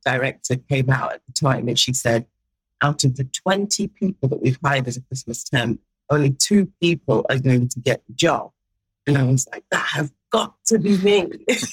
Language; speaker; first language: English; native; English